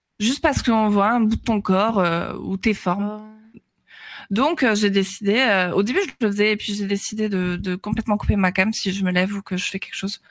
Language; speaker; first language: French; native; French